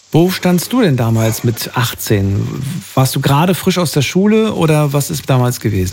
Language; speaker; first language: German; native; German